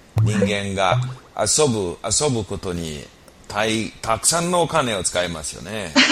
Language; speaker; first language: Japanese; non-native, fluent; English